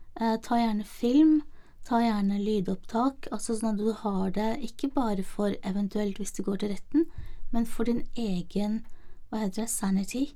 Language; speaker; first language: Norwegian; native; Norwegian